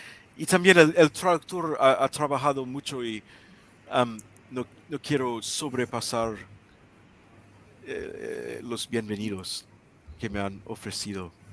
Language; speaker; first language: Spanish; non-native, learner; English